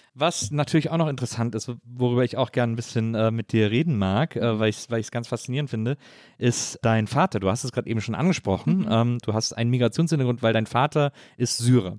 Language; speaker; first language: German; native; German